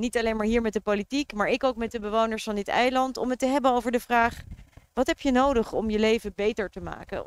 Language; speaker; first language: Dutch; native; Dutch